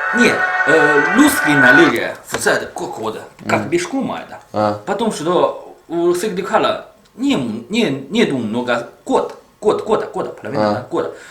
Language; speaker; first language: Russian; non-native, learner; Chinese